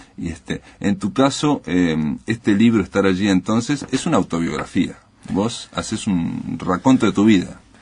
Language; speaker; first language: Spanish; native; Spanish